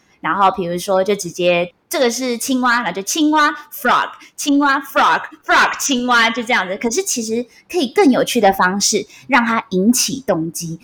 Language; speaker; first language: Chinese; non-native, local second language; Min Nan Chinese